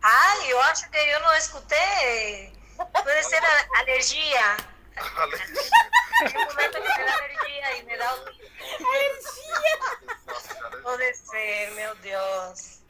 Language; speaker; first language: Portuguese; non-native, learner; Spanish